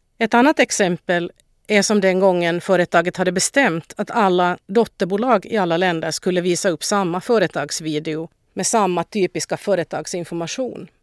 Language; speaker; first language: Swedish; native; Swedish